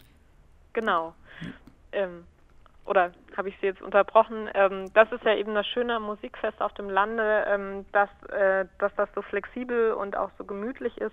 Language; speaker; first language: German; native; German